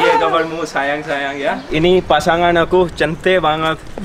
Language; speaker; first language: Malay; non-native, learner; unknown